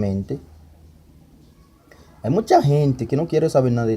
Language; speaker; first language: Spanish; non-native, learner; Haitian Creole